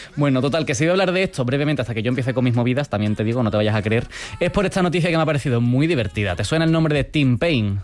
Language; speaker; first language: Spanish; native; Spanish